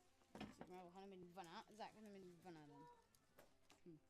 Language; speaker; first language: Welsh; non-native, local second language; English